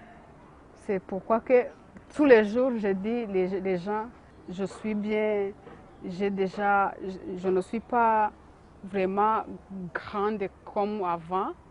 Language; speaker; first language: French; non-native, local second language; Kinyarwanda